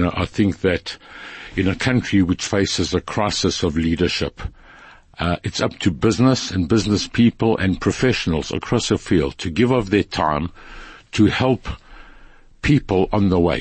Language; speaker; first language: English; native; English